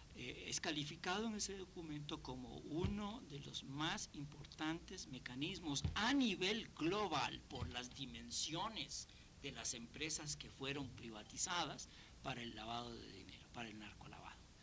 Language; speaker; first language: Spanish; native; Spanish